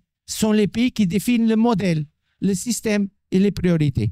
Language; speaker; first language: French; non-native, fluent; Portuguese